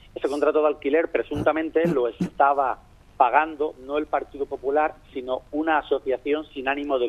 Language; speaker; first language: Spanish; native; Spanish